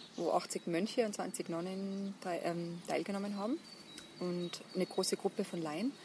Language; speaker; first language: German; native; German